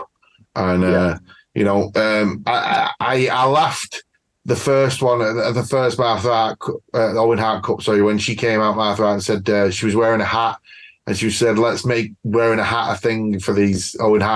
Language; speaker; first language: English; native; English